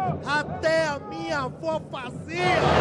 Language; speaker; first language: Portuguese; native; Portuguese